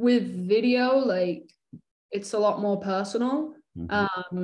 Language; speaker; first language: English; native; English